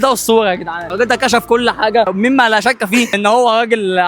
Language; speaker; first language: Arabic; native; Arabic